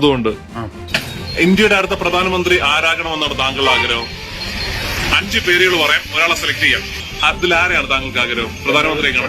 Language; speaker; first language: Malayalam; native; Malayalam